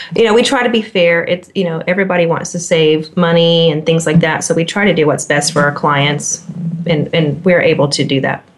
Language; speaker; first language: English; native; English